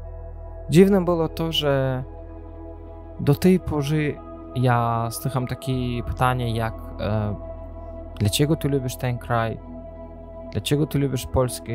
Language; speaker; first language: Polish; non-native, learner; Azerbaijani